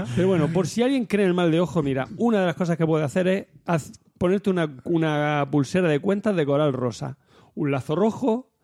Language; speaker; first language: Spanish; native; Spanish